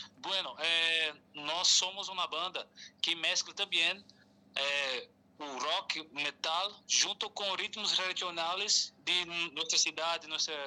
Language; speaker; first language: Spanish; non-native, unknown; Portuguese